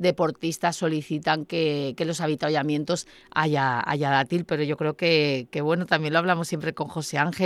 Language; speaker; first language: Spanish; native; Spanish